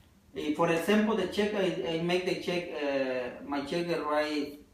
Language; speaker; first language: English; non-native, learner; Spanish